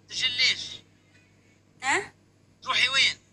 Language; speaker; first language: Arabic; native; Arabic